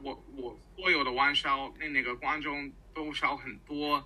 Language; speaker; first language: Chinese; non-native, fluent; English